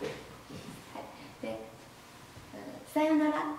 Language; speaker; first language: Japanese; non-native, fluent; Chinese